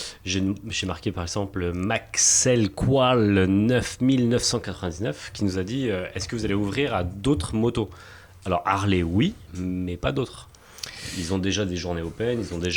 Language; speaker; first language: French; native; French